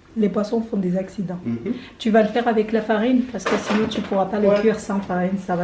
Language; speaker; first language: French; native; French